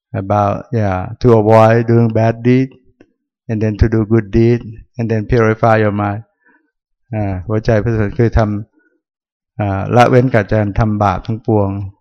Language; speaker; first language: Thai; native; Thai